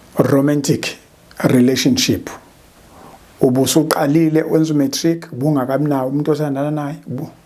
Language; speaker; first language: Zulu; native; Zulu